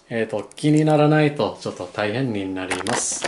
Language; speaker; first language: Japanese; non-native, learner; English